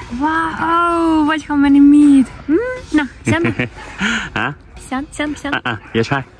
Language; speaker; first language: English; non-native, learner; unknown